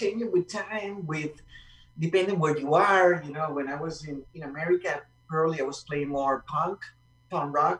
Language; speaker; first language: English; non-native, fluent; Spanish